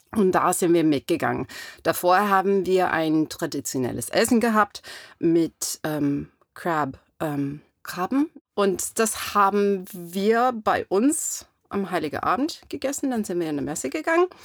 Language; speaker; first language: German; non-native, fluent; English